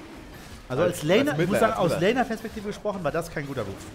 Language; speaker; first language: German; native; German